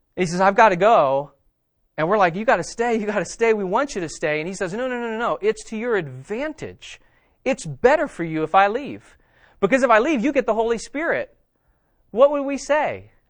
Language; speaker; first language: English; native; English